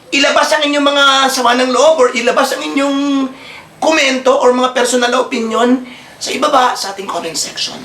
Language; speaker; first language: Filipino; native; Filipino